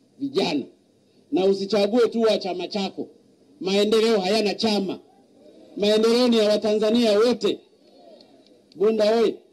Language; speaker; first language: Swahili; native; Swahili